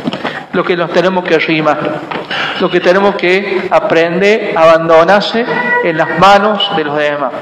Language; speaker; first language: Spanish; native; Spanish